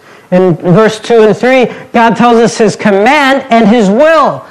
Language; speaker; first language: English; native; English